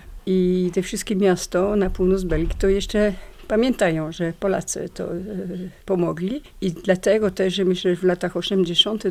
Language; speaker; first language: Polish; non-native, learner; French